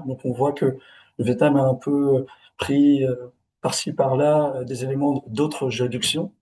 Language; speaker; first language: French; native; French